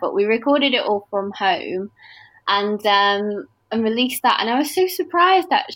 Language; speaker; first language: English; native; English